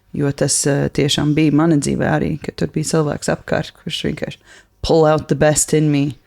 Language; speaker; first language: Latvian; non-native, learner; English